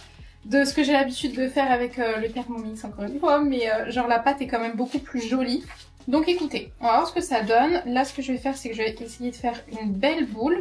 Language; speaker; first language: French; native; French